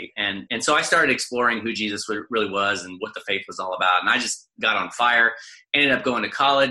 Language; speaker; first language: English; native; English